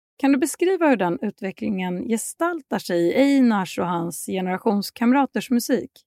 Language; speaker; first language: Swedish; native; Swedish